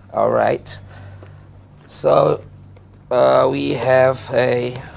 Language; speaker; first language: English; non-native, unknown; Indonesian